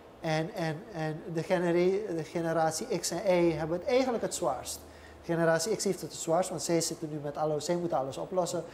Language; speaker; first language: Dutch; native; Dutch